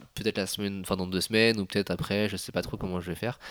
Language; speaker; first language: French; native; French